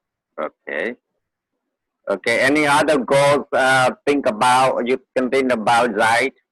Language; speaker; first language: English; non-native, fluent; Vietnamese